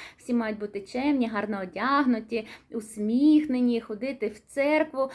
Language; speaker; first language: Ukrainian; non-native, local second language; Russian